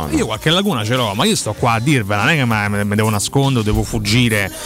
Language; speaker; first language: Italian; native; Italian